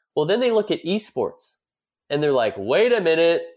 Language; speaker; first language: English; native; English